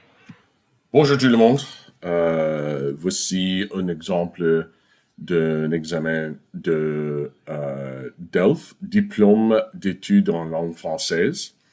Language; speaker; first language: French; non-native, fluent; English